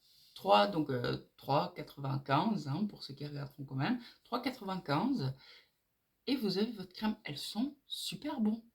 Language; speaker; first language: French; native; French